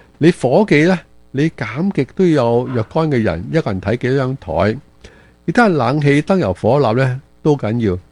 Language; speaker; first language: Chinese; non-native, local second language; Cantonese